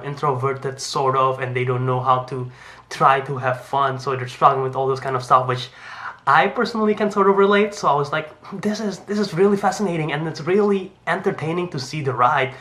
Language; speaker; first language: English; non-native, fluent; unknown